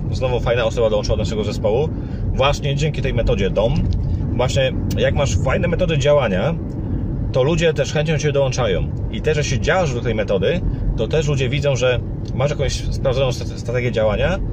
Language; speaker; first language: Polish; native; Polish